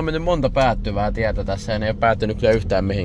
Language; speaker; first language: Finnish; native; Finnish